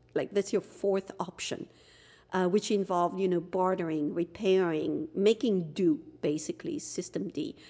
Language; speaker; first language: English; non-native, fluent; French